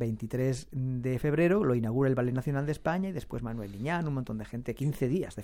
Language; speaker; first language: Spanish; native; Spanish